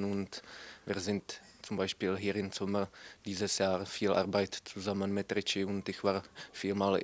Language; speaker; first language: German; non-native, learner; Czech